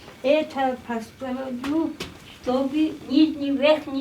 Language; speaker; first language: Russian; non-native, local second language; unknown